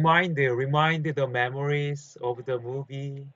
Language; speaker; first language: English; non-native, learner; Korean